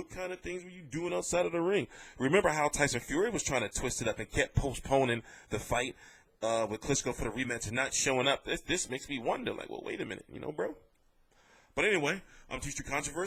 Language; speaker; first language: English; native; English